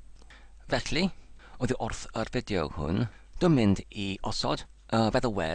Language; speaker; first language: Welsh; non-native, learner; English